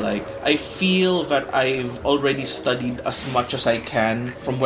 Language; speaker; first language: English; non-native, local second language; Bikol